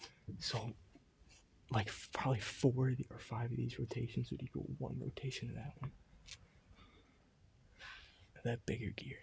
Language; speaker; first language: English; native; English